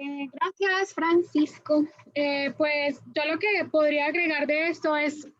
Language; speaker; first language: Spanish; native; Spanish